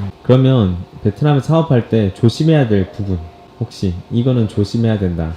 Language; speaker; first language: Korean; native; Korean